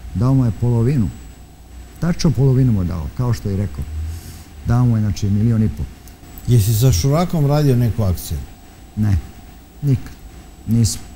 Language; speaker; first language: Serbian; native; Serbian